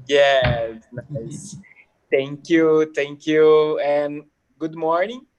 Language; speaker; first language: English; non-native, learner; Portuguese